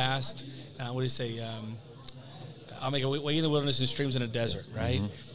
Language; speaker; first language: English; native; English